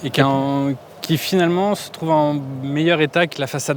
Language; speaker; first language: French; native; French